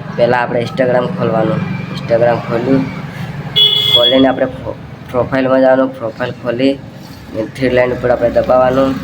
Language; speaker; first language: Gujarati; non-native, local second language; Bhili